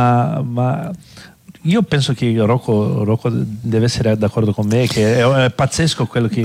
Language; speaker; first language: Italian; non-native, fluent; Portuguese